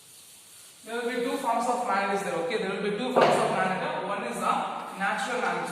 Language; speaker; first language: English; non-native, local second language; Tamil